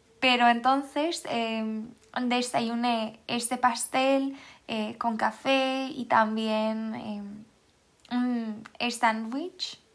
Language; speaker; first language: Spanish; non-native, fluent; Swedish